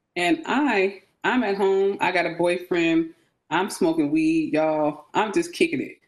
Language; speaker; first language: English; native; English